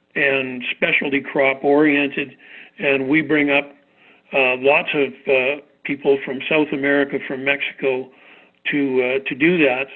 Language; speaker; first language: English; native; English